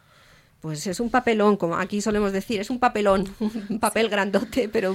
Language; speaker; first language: Spanish; native; Spanish